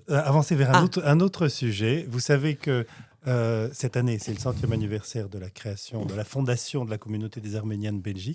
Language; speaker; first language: French; native; French